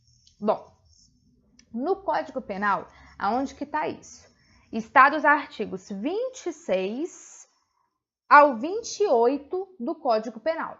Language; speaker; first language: Portuguese; native; Portuguese